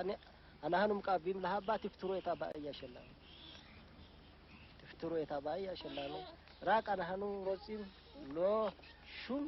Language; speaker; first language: Hebrew; non-native, learner; Amharic